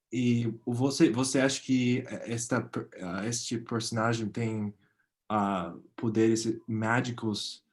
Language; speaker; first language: Portuguese; non-native, learner; English